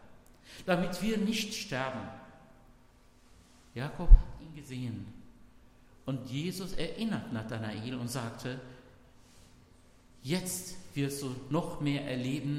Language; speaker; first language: German; non-native, fluent; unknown